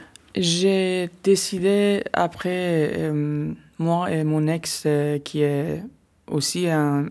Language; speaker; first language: French; non-native, learner; Persian